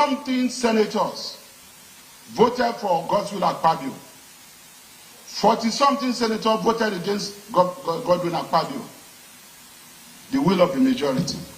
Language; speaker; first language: English; non-native, local second language; Yoruba